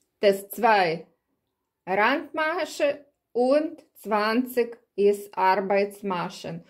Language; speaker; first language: German; non-native, learner; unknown